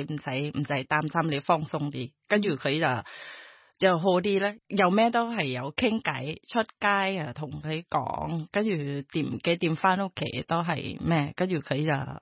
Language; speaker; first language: Cantonese; non-native, fluent; Thai